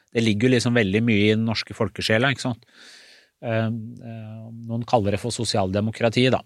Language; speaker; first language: Norwegian; early bilingual, other home language; Persian